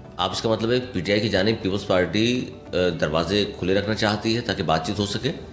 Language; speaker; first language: Urdu; native; Urdu